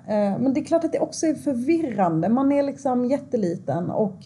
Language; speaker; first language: Swedish; early bilingual, other home language; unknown